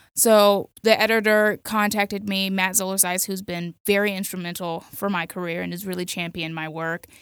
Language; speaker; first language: English; native; English